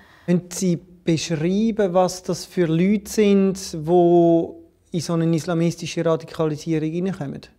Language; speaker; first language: German; native; German